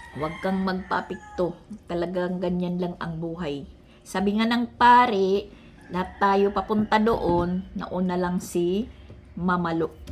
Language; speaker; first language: Filipino; non-native, local second language; Waray